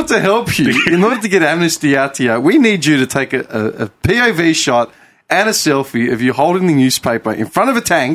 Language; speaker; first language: English; non-native, local second language; Greek